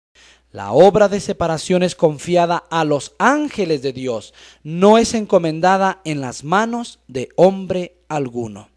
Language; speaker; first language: Spanish; native; Spanish